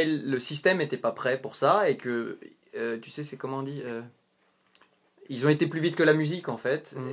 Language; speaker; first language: French; native; French